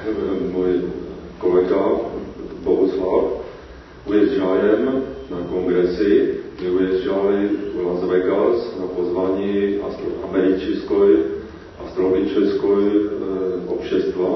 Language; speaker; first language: Russian; non-native, learner; Czech